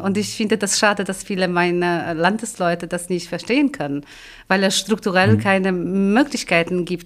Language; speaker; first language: German; non-native, fluent; Polish